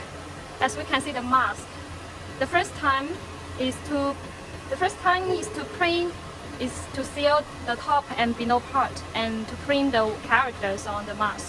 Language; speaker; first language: English; non-native, learner; Chinese